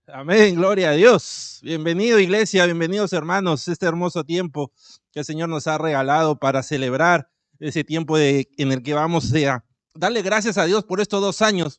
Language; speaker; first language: Spanish; native; Spanish